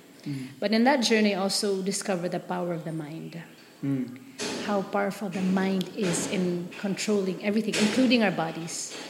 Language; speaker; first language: English; non-native, local second language; Filipino